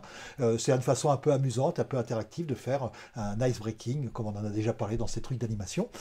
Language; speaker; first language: French; native; French